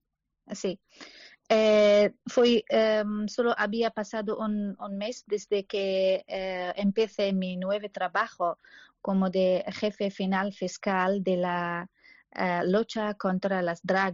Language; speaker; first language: Spanish; non-native, learner; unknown